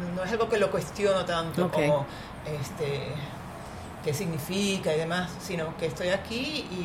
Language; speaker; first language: Spanish; native; Spanish